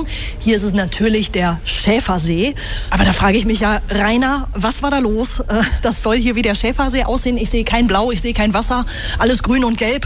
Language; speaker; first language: German; native; German